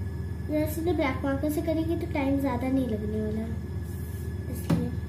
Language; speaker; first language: Hindi; native; Hindi